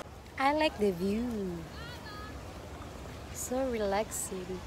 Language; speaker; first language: English; non-native, local second language; Filipino